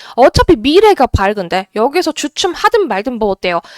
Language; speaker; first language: Korean; native; Korean